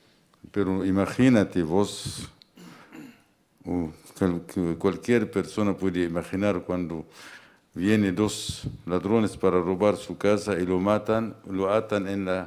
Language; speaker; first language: Spanish; non-native, fluent; Arabic